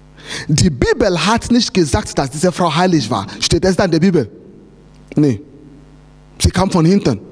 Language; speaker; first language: German; non-native, fluent; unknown